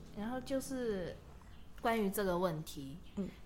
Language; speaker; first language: Chinese; non-native, local second language; Cantonese